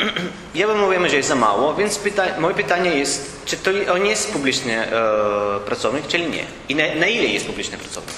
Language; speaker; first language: Polish; non-native, learner; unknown